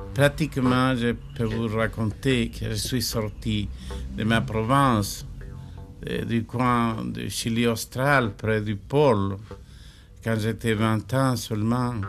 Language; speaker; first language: French; non-native, learner; Spanish